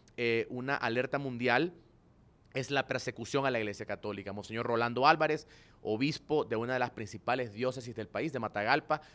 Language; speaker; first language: Spanish; native; Spanish